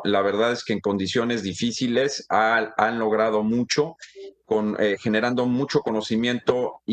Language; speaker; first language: Spanish; native; Spanish